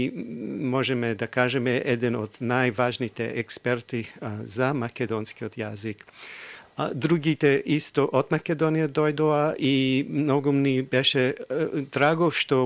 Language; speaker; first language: Macedonian; non-native, fluent; English